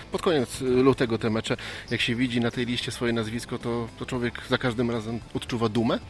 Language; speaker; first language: Polish; native; Polish